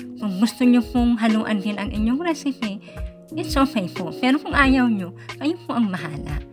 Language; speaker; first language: Filipino; non-native, local second language; Bikol